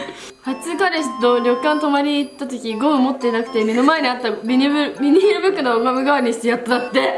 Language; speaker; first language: Japanese; native; Japanese